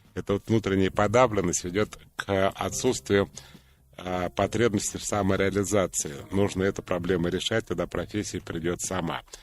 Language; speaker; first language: Russian; native; Russian